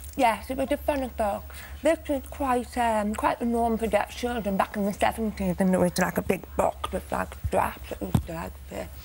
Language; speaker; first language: English; native; English